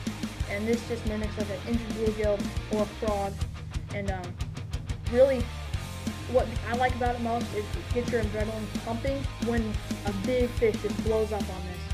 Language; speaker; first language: English; native; English